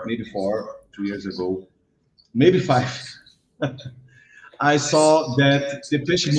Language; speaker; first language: English; non-native, learner; Portuguese